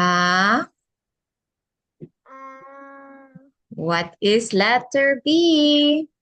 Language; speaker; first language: English; non-native, local second language; Filipino